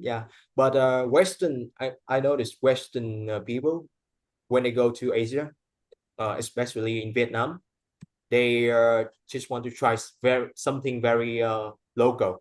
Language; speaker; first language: English; non-native, fluent; Vietnamese